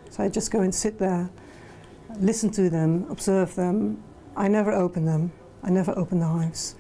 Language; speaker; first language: English; non-native, fluent; Dutch